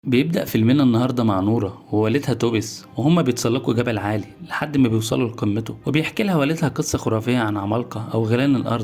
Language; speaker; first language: Arabic; native; Arabic